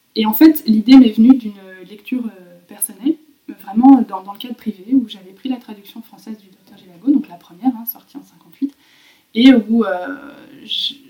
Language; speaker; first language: French; native; French